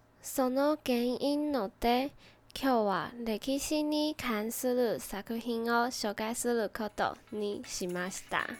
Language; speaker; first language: Japanese; non-native, learner; Chinese